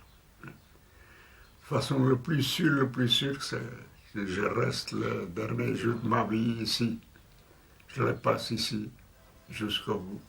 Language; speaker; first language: French; non-native, fluent; Portuguese